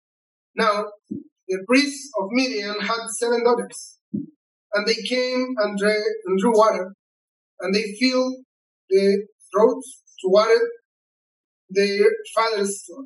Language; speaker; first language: English; non-native, learner; Spanish